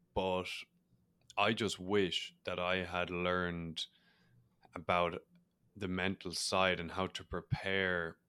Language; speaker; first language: English; native; English